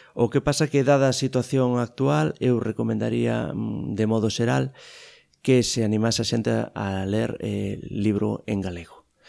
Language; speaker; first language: Galician; native; Galician